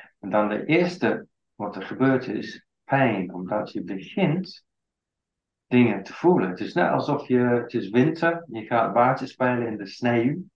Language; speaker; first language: Dutch; non-native, fluent; English